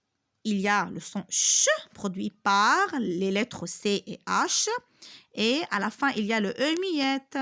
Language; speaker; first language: French; non-native, local second language; Arabic